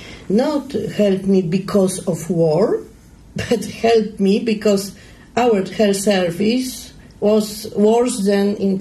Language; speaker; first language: English; non-native, learner; Polish